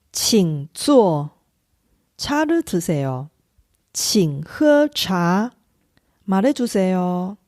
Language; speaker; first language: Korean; non-native, fluent; Chinese